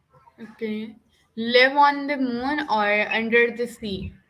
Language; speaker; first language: English; non-native, local second language; Urdu